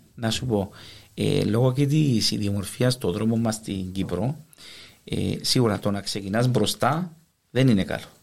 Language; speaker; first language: Greek; native; Greek